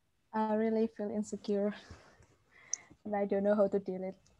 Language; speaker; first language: English; non-native, fluent; Indonesian